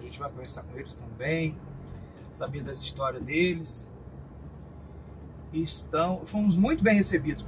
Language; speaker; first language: Portuguese; native; Portuguese